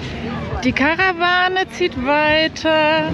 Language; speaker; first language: German; native; German